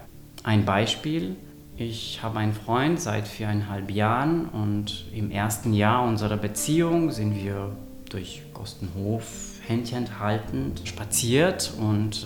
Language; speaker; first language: German; non-native, local second language; Romanian